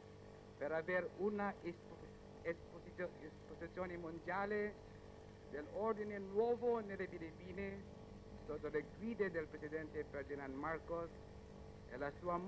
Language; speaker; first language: Italian; non-native, fluent; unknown